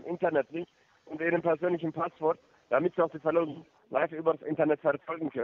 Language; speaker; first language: German; non-native, fluent; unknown